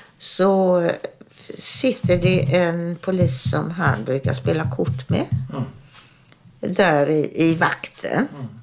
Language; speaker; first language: Swedish; early bilingual, other home language; German